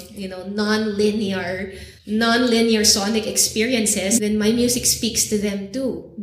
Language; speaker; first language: English; native; English